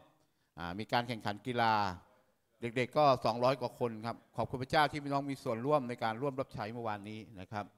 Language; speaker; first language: Thai; native; Thai